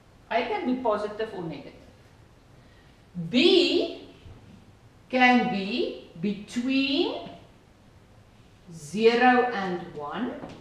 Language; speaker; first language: English; non-native, local second language; Afrikaans